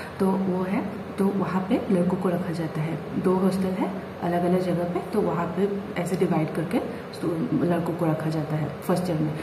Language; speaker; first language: Hindi; non-native, local second language; Assamese